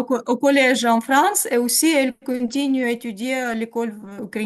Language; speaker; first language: French; non-native, learner; Ukrainian